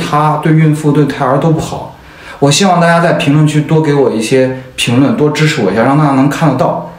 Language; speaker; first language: Chinese; native; Chinese